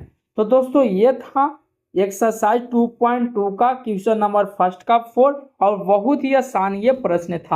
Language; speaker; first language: Hindi; native; Hindi